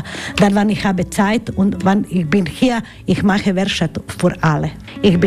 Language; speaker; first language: German; non-native, learner; Croatian